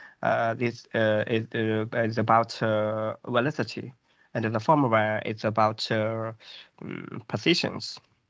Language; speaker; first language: English; non-native, fluent; Chinese